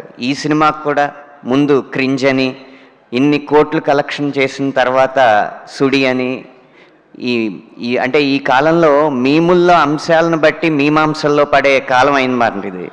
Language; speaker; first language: Telugu; native; Telugu